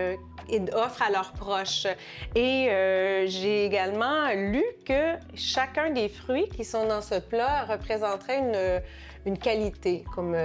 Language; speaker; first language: French; native; French